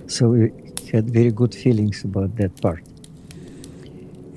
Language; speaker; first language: English; non-native, fluent; Russian